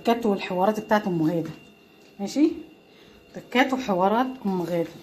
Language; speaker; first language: Arabic; native; Arabic